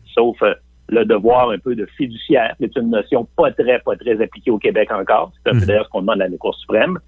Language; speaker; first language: French; native; French